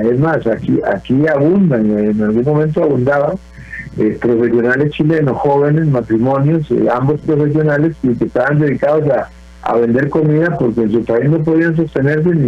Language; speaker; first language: Spanish; native; Spanish